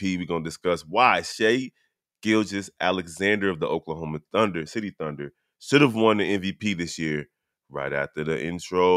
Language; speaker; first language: English; native; English